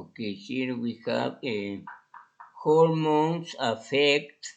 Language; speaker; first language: English; non-native, fluent; Spanish